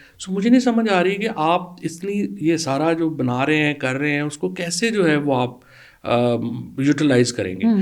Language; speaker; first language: Urdu; non-native, local second language; Punjabi